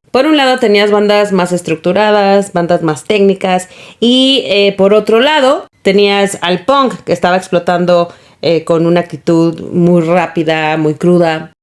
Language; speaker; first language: Spanish; native; Spanish